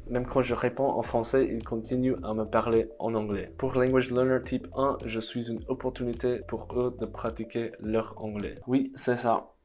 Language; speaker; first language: French; non-native, fluent; English